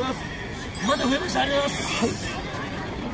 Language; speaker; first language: Japanese; native; Japanese